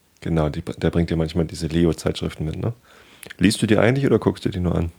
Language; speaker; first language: German; native; German